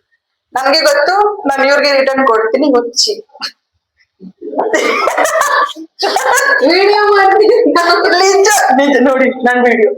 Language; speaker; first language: Kannada; non-native, learner; Hindi